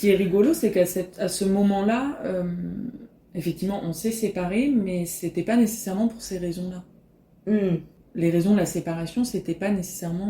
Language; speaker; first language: French; native; French